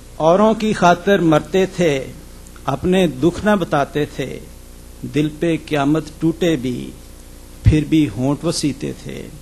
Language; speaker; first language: Urdu; native; Urdu